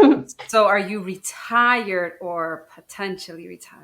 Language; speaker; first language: English; native; English